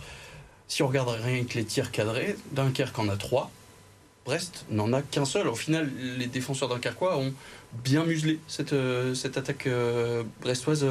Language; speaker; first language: French; native; French